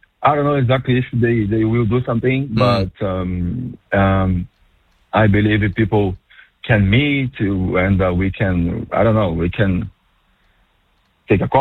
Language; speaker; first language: English; non-native, fluent; Portuguese